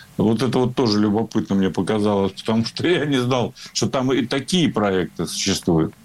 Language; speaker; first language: Russian; native; Russian